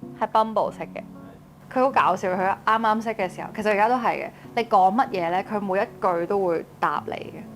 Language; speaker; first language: Cantonese; native; Cantonese